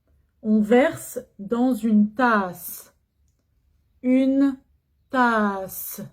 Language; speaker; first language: French; non-native, fluent; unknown